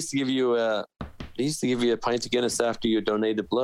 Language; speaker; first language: English; native; English